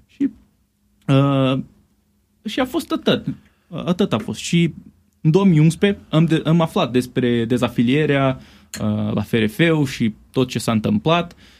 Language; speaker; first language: Romanian; non-native, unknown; Portuguese